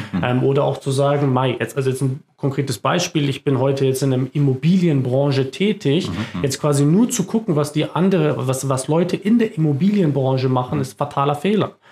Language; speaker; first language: German; early bilingual, other home language; Croatian